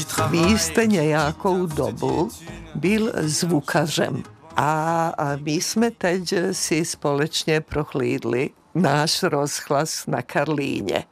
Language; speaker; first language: Czech; native; Czech